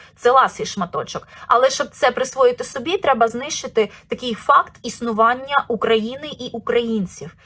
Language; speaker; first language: Ukrainian; native; Ukrainian